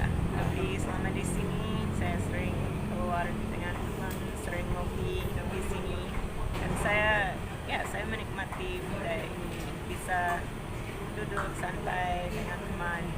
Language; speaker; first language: Indonesian; non-native, fluent; English